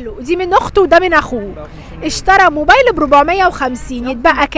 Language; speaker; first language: Arabic; native; Arabic